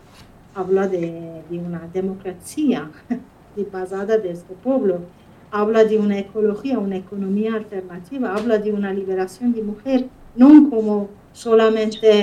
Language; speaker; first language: Spanish; non-native, fluent; Kurdish